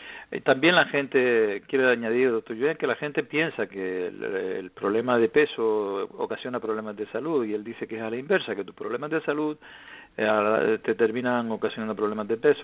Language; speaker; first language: Spanish; native; Spanish